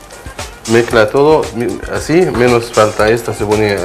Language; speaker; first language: Spanish; non-native, learner; Arabic